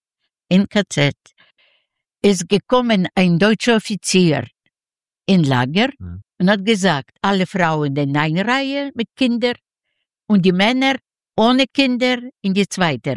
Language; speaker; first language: German; non-native, learner; Yiddish